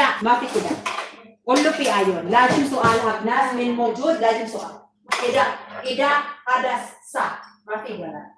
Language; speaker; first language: Arabic; non-native, learner; Indonesian